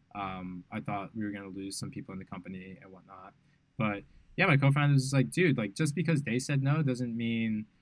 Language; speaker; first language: English; native; English